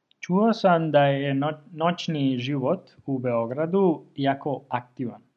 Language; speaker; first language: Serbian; non-native, fluent; Spanish